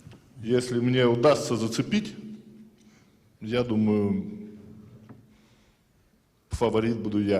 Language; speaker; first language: Russian; native; Russian